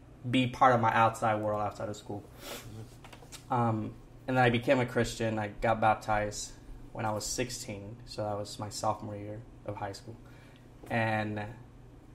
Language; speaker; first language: English; non-native, fluent; Spanish